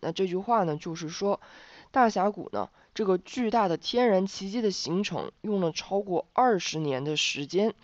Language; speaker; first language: Chinese; native; Chinese